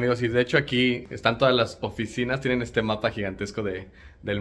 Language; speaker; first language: Spanish; native; Spanish